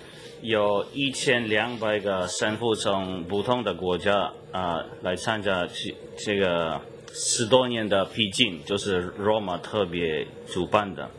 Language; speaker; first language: Chinese; non-native, fluent; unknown